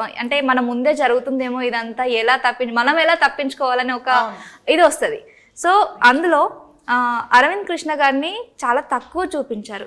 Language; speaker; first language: Telugu; native; Telugu